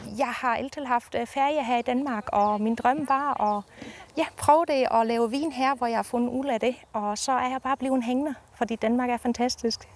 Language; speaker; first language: Danish; non-native, fluent; German